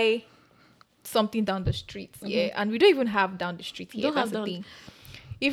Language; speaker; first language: English; non-native, local second language; Yoruba